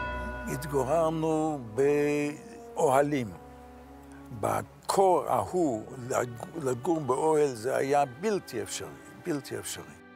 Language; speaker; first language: Hebrew; non-native, fluent; Yiddish